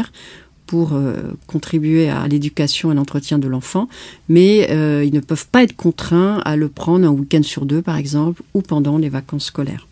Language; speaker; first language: French; native; French